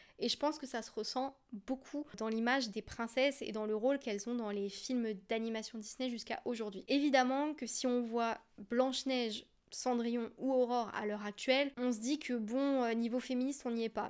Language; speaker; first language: French; native; French